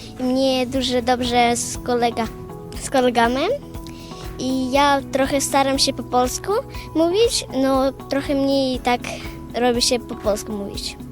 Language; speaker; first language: Polish; non-native, learner; Ukrainian